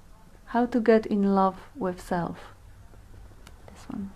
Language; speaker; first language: English; non-native, fluent; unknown